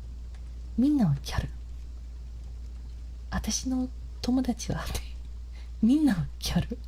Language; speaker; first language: Japanese; non-native, learner; English